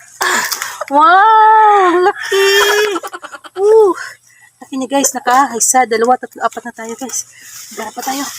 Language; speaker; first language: Filipino; non-native, local second language; Waray